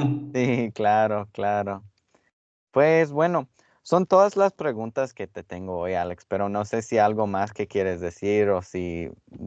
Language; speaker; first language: Spanish; non-native, fluent; English